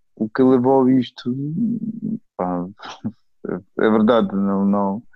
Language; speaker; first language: Portuguese; non-native, fluent; Ukrainian